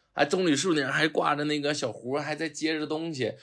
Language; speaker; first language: Chinese; native; Chinese